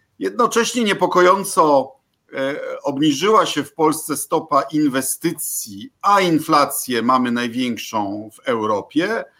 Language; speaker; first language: Polish; native; Polish